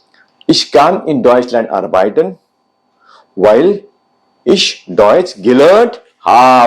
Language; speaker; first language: German; non-native, fluent; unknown